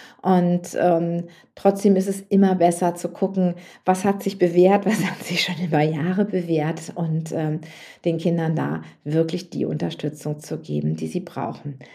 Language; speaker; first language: German; native; German